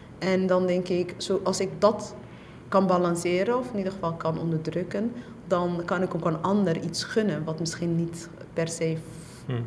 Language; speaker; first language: Dutch; early bilingual, other home language; Somali